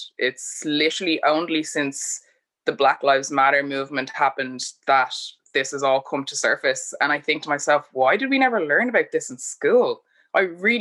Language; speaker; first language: English; native; English